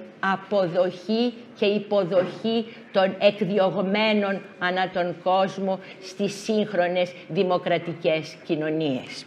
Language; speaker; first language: Greek; native; Greek